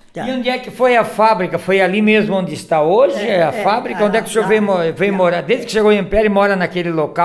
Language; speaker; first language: Portuguese; native; Portuguese